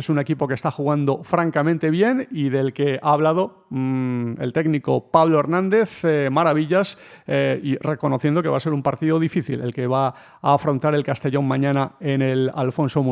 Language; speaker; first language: Spanish; native; Spanish